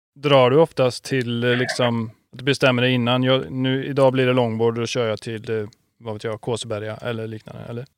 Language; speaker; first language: Swedish; native; Swedish